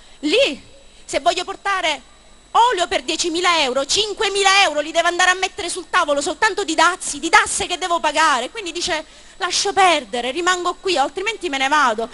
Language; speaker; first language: Italian; native; Italian